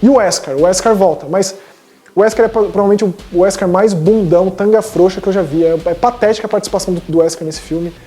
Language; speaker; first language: Portuguese; native; Portuguese